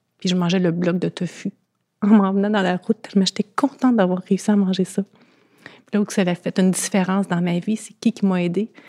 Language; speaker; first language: French; native; French